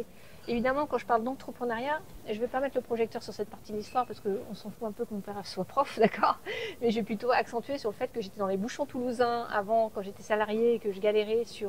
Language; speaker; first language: French; native; French